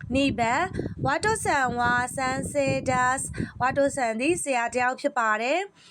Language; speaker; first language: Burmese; native; Burmese